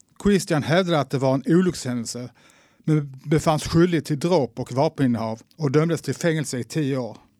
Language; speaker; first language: Swedish; native; Swedish